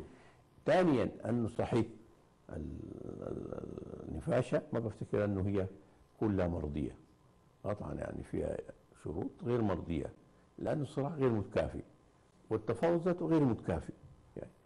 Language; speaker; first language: Arabic; native; Arabic